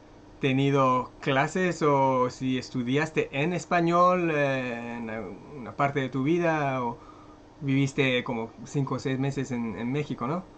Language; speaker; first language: Spanish; non-native, fluent; French